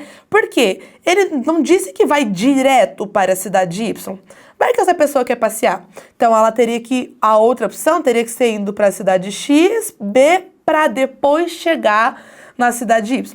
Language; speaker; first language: Portuguese; native; Portuguese